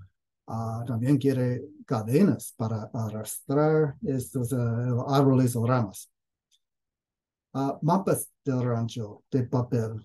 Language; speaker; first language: Spanish; non-native, fluent; English